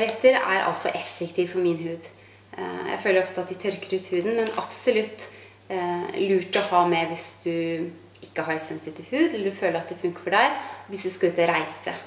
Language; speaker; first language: Norwegian; native; Norwegian